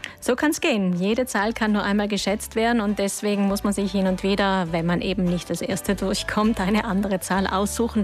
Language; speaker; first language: German; native; German